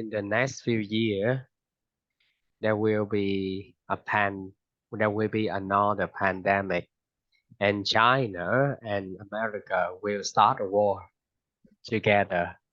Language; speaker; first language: English; non-native, fluent; Vietnamese